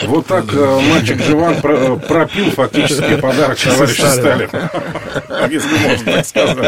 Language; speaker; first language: Russian; native; Russian